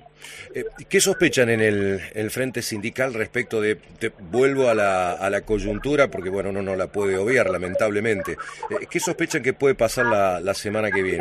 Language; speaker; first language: Spanish; native; Spanish